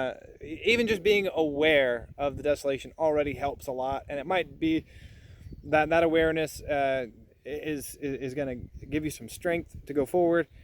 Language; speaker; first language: English; native; English